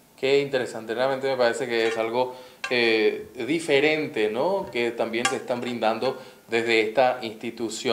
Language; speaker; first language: Spanish; native; Spanish